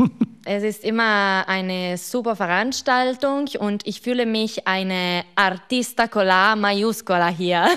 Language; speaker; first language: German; non-native, local second language; Italian